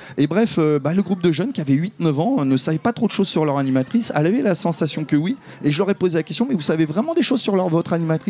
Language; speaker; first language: French; native; French